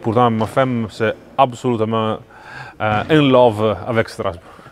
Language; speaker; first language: French; non-native, fluent; Italian